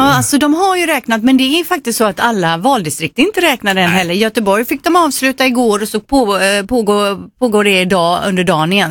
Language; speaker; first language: Swedish; native; Swedish